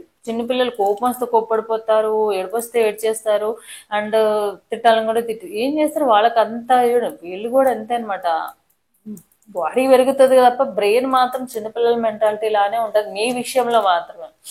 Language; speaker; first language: Telugu; native; Telugu